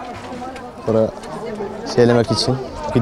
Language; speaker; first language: Turkish; non-native, learner; Arabic